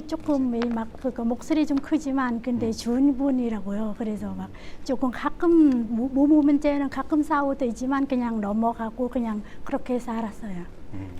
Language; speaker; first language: Korean; non-native, learner; Khmer